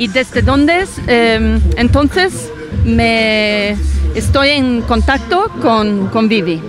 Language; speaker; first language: Spanish; non-native, fluent; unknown